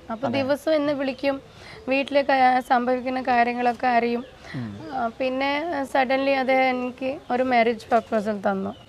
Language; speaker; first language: Malayalam; non-native, fluent; Bangla